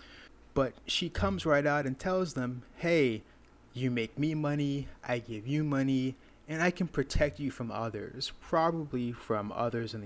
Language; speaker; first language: English; native; English